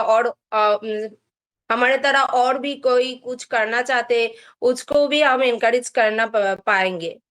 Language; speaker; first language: Hindi; non-native, local second language; Bangla